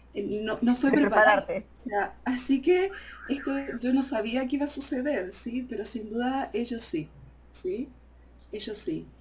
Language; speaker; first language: Spanish; native; Spanish